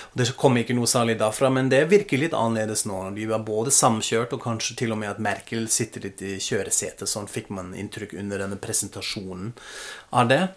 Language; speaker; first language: Norwegian; non-native, fluent; German